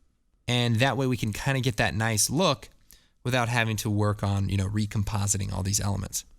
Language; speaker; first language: English; native; English